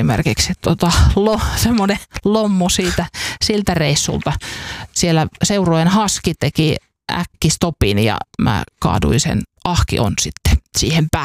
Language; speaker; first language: Finnish; native; Finnish